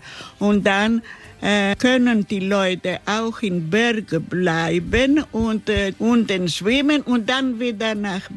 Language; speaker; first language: German; non-native, learner; Greek